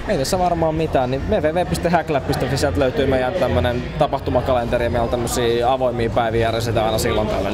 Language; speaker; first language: Finnish; native; Finnish